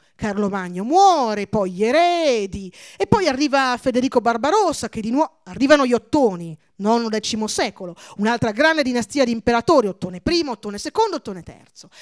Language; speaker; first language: Italian; early bilingual, other home language; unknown